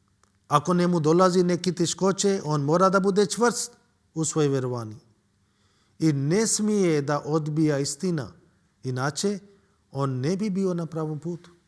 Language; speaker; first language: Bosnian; non-native, learner; Urdu